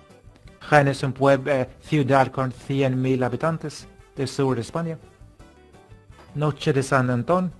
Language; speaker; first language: Spanish; non-native, learner; English